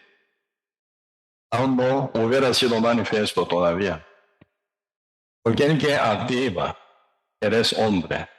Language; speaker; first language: Spanish; non-native, learner; Korean